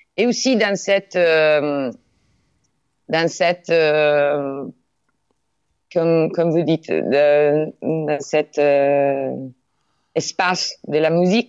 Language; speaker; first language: French; non-native, learner; Italian